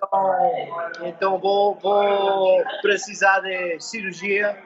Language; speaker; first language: Portuguese; non-native, learner; English